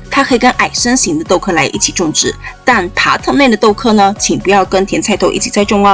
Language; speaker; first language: Chinese; native; Chinese